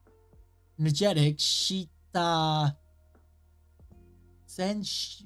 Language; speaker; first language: Japanese; non-native, learner; English